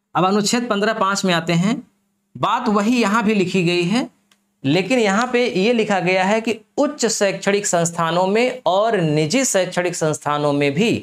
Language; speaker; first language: Hindi; native; Hindi